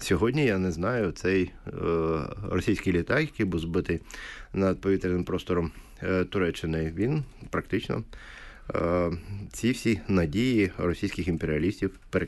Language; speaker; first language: Ukrainian; native; Ukrainian